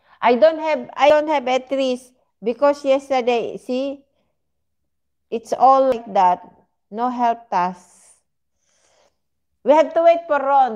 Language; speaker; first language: English; non-native, learner; Filipino